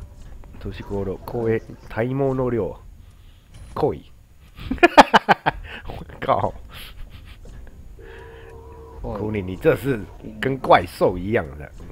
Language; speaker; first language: Chinese; native; Chinese